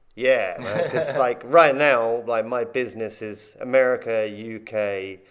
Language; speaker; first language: English; native; English